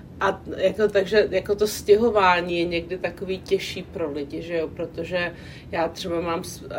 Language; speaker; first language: Czech; non-native, local second language; English